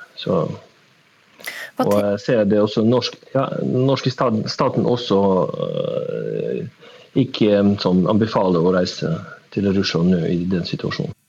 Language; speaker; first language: Norwegian; non-native, learner; Russian